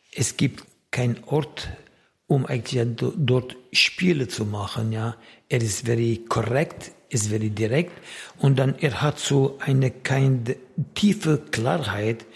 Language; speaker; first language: German; non-native, fluent; Arabic